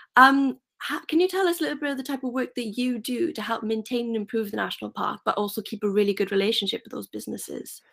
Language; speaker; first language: English; native; English